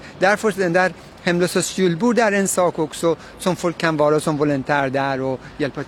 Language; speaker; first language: Swedish; non-native, fluent; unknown